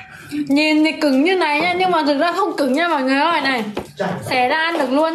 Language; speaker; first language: Vietnamese; native; Vietnamese